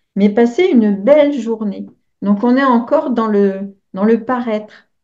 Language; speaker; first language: French; native; French